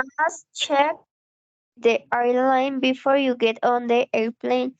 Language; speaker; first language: English; non-native, learner; Spanish